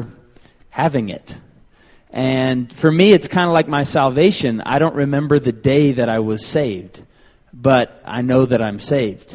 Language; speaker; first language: English; native; English